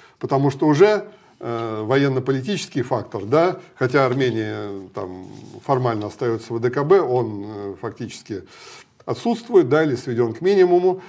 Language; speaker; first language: Russian; native; Russian